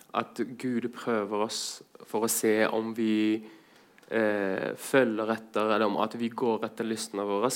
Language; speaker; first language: Norwegian; non-native, fluent; Arabic